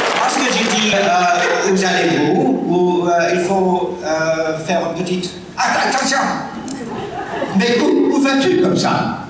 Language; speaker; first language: French; non-native, learner; English